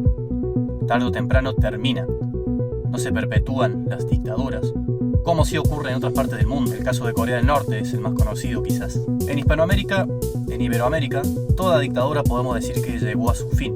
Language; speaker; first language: Spanish; native; Spanish